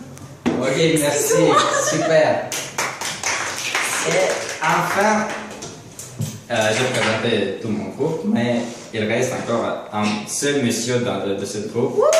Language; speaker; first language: French; non-native, learner; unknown